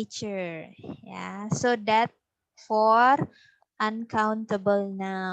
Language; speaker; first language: English; non-native, fluent; Indonesian